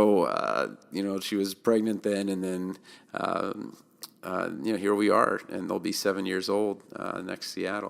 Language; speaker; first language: English; native; English